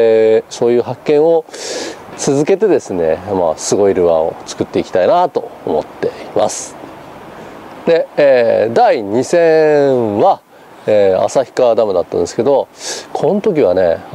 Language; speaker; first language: Japanese; native; Japanese